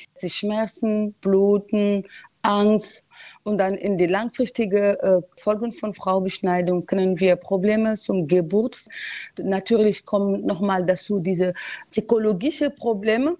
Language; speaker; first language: German; non-native, learner; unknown